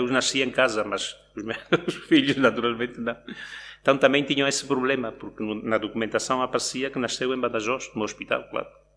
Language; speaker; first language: Portuguese; non-native, local second language; Spanish